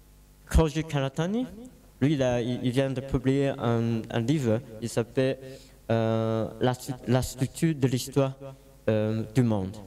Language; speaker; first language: French; non-native, learner; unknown